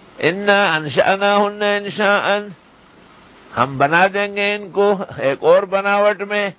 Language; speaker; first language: Urdu; non-native, local second language; Pashto